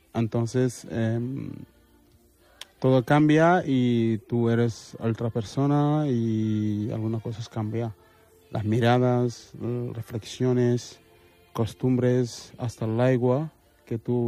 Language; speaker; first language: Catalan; early bilingual, other home language; Wolof